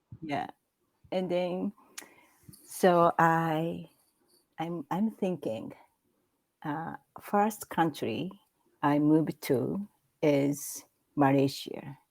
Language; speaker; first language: English; non-native, learner; Japanese